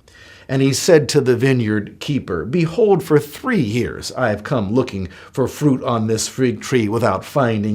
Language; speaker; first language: English; native; English